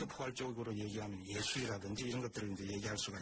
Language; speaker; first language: Korean; native; Korean